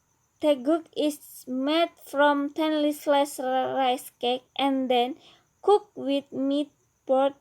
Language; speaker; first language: English; non-native, learner; Indonesian